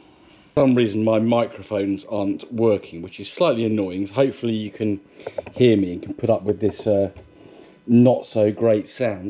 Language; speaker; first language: English; native; English